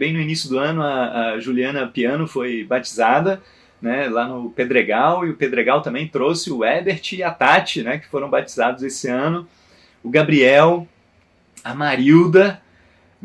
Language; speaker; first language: Portuguese; native; Portuguese